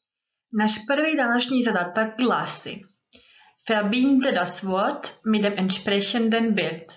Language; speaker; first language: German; non-native, fluent; Croatian